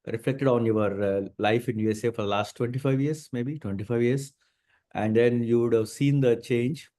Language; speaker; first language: English; non-native, local second language; Telugu